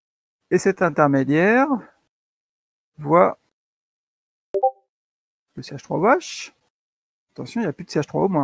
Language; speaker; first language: French; native; French